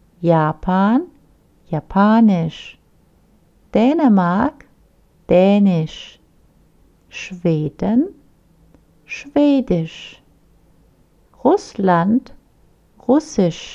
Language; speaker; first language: German; non-native, fluent; Turkish